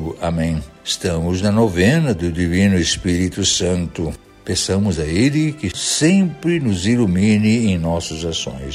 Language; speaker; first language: Portuguese; native; Portuguese